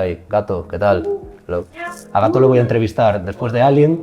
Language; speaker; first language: Spanish; native; Spanish